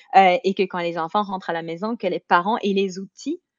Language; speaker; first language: French; native; French